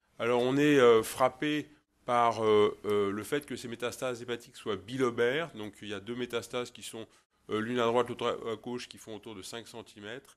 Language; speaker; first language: French; native; French